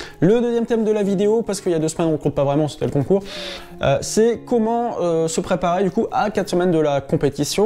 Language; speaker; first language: French; native; French